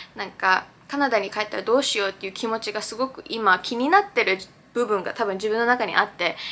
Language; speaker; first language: Japanese; early bilingual, heritage; Japanese